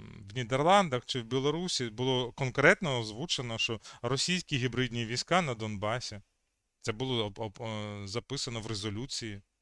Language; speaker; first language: Ukrainian; native; Ukrainian